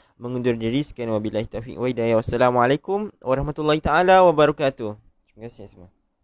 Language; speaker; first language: Malay; native; Malay